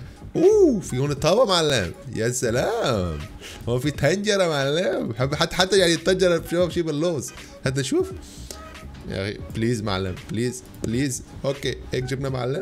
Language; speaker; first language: Arabic; native; Arabic